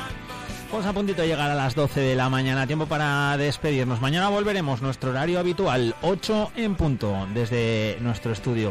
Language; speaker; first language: Spanish; native; Spanish